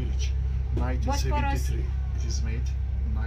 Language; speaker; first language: English; non-native, learner; Turkish